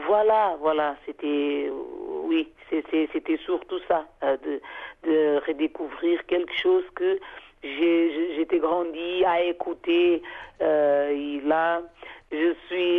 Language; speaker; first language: French; non-native, fluent; Portuguese